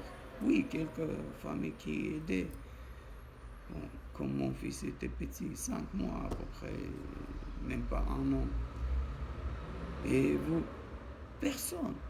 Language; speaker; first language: French; non-native, learner; Armenian